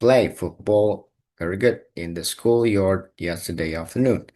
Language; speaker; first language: English; non-native, fluent; Indonesian